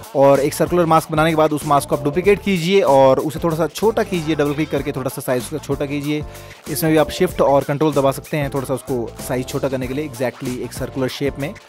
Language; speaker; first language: Hindi; native; Hindi